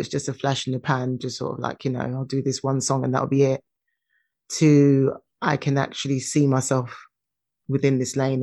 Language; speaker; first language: English; native; English